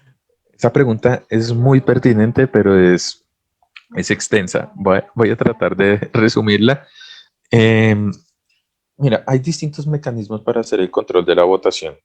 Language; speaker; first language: Spanish; native; Spanish